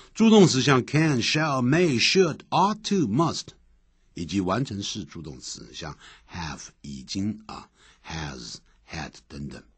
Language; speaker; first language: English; non-native, fluent; Chinese